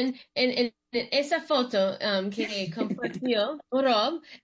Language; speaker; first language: Spanish; early bilingual, heritage; Spanish